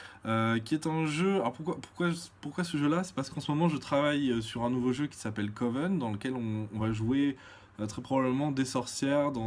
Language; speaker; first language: French; native; French